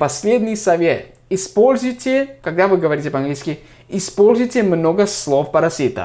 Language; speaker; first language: Russian; non-native, fluent; English